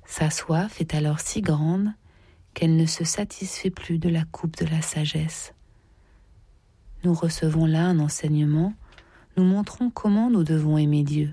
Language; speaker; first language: French; native; French